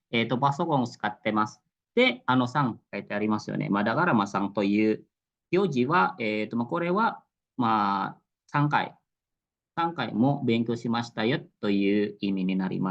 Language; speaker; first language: Japanese; non-native, fluent; Indonesian